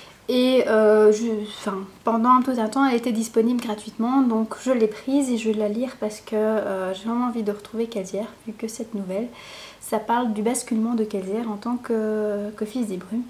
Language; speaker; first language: French; native; French